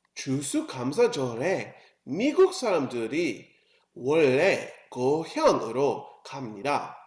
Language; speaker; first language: Korean; non-native, learner; English